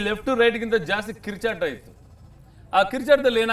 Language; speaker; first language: Kannada; native; Kannada